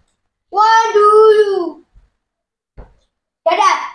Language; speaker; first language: English; non-native, learner; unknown